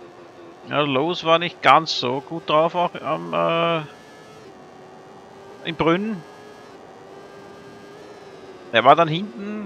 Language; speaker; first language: German; native; German